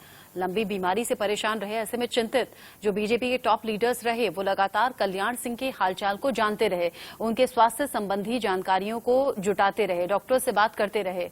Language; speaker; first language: Hindi; native; Hindi